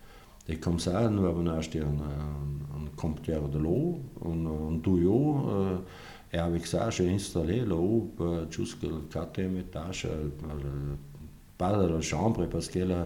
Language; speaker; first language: French; non-native, fluent; German